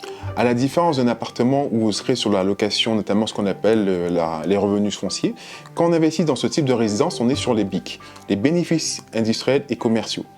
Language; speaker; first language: French; native; French